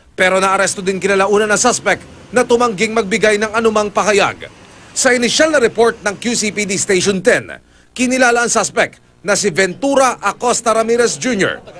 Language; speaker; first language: Filipino; native; Filipino